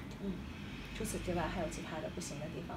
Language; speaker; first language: Chinese; native; Chinese